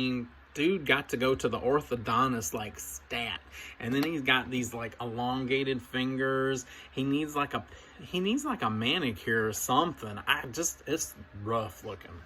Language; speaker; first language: English; native; English